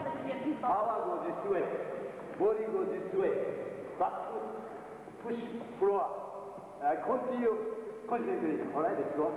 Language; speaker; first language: English; non-native, learner; Japanese